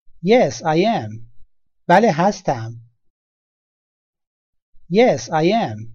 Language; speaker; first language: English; non-native, learner; Persian